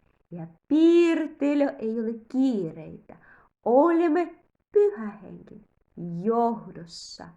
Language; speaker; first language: Finnish; non-native, learner; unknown